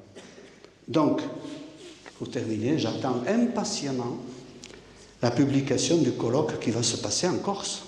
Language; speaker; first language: French; native; French